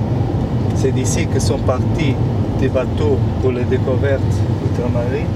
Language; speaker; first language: French; non-native, fluent; Portuguese